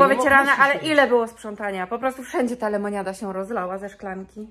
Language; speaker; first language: Polish; native; Polish